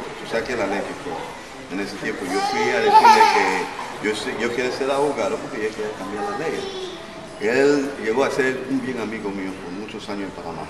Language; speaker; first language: Spanish; non-native, local second language; English